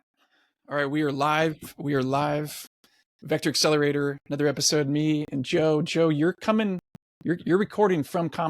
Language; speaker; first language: English; native; English